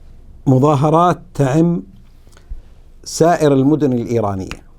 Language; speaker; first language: Arabic; native; Arabic